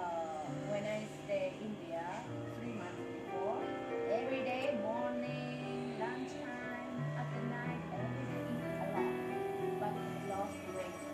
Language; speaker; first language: English; non-native, learner; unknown